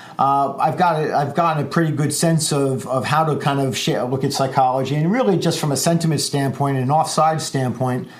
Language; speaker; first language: English; native; English